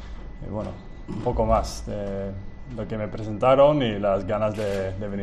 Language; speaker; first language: Spanish; non-native, fluent; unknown